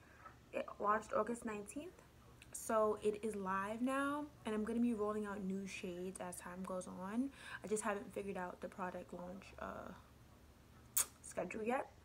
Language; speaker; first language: English; native; English